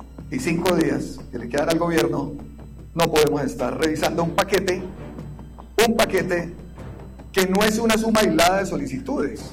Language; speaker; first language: Spanish; native; Spanish